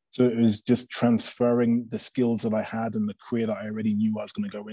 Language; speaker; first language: English; native; English